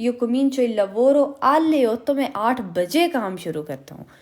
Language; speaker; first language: Italian; non-native, fluent; Urdu